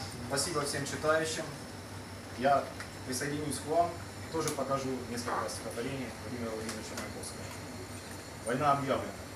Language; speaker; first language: Russian; native; Russian